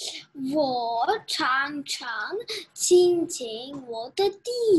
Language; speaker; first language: Chinese; non-native, learner; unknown